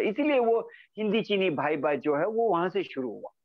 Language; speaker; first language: Hindi; native; Hindi